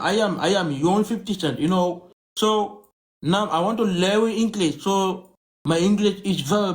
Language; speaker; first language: English; non-native, learner; French